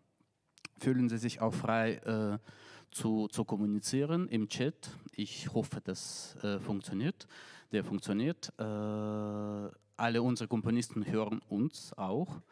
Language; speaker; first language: German; non-native, fluent; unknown